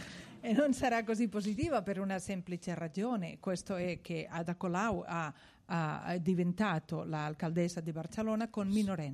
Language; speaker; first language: Italian; non-native, fluent; Spanish